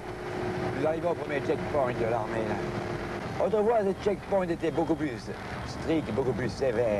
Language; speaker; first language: French; native; French